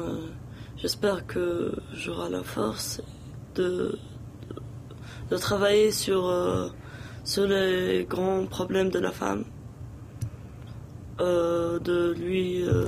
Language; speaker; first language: French; non-native, local second language; Arabic